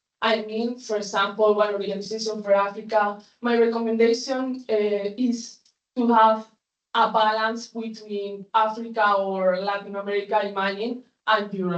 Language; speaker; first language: English; non-native, fluent; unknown